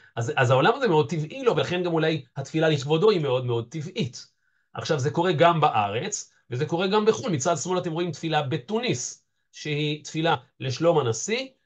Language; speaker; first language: Hebrew; native; Hebrew